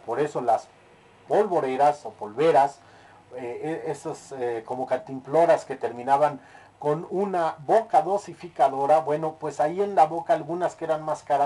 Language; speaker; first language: Spanish; native; Spanish